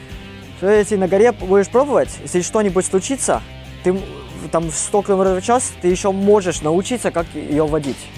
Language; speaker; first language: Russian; non-native, fluent; Cantonese